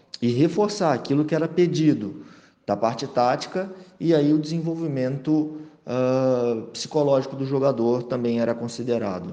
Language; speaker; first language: Portuguese; native; Portuguese